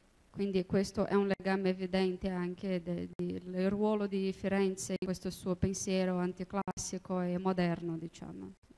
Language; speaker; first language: Italian; non-native, fluent; Portuguese